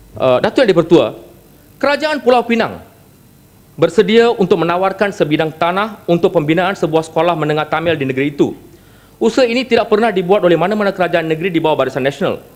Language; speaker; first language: Malay; non-native, local second language; Tamil